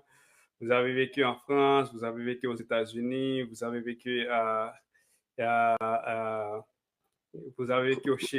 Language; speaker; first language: French; non-native, local second language; Haitian Creole